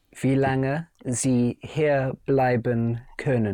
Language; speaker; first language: German; non-native, learner; English